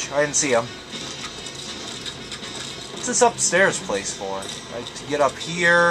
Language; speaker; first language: English; native; English